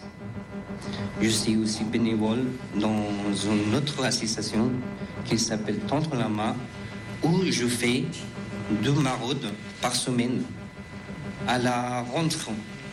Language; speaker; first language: French; non-native, fluent; Persian